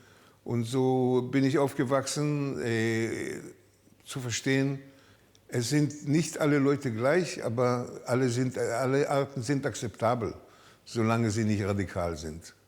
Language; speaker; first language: German; early bilingual, heritage; German